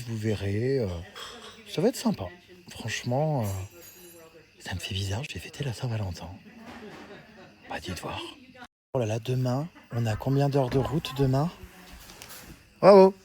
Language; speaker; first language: French; native; French